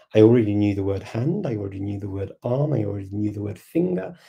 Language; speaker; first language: English; native; English